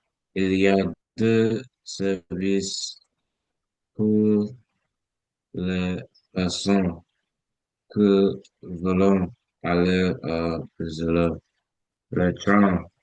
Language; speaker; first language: French; non-native, learner; English